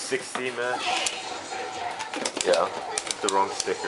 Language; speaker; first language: English; native; English